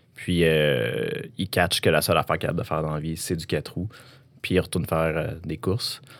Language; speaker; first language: French; native; French